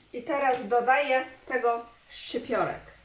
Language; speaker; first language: Polish; non-native, learner; Chinese